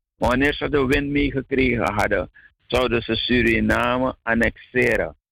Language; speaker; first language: Dutch; native; Dutch